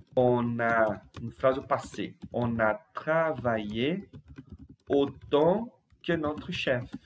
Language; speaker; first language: French; non-native, fluent; Portuguese